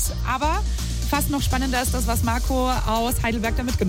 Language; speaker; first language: German; native; German